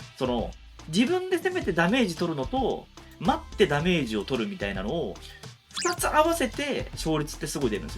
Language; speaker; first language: Japanese; native; Japanese